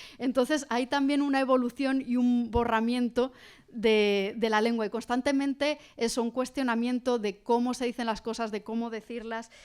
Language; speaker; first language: Spanish; native; Spanish